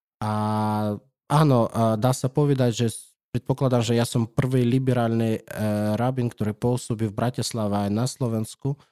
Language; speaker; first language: Slovak; non-native, fluent; Russian